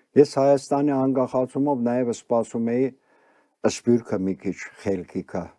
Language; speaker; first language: Armenian; early bilingual, heritage; Armenian